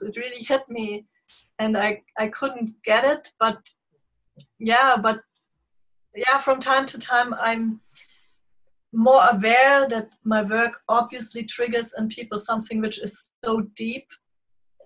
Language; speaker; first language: English; non-native, fluent; German